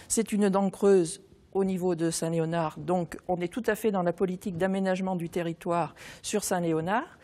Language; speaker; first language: French; native; French